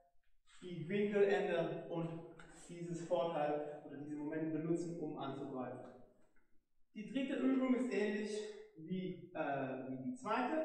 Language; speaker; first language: German; non-native, fluent; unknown